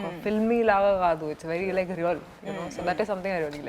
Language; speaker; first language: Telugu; non-native, local second language; Hindi